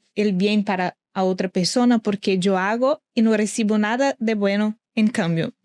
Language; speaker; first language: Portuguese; non-native, learner; Spanish